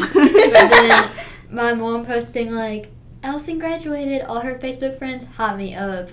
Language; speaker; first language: English; native; English